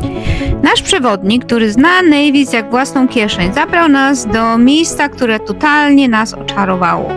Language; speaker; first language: Polish; native; Polish